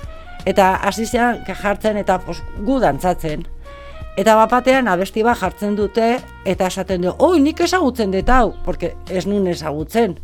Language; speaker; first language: Basque; non-native, learner; Spanish